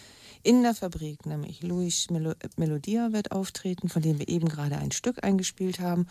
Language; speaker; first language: German; native; German